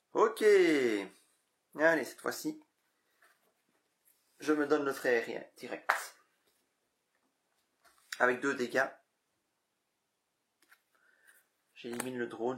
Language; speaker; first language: French; native; French